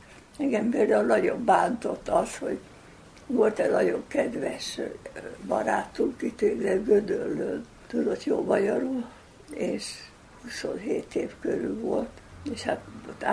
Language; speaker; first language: Hungarian; native; Hungarian